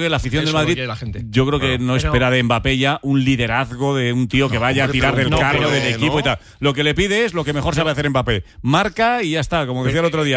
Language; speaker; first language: Spanish; native; Spanish